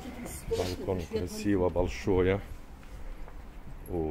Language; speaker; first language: Russian; non-native, learner; Turkish